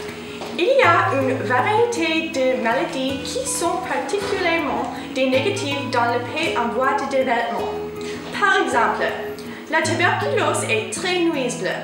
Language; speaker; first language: French; non-native, learner; English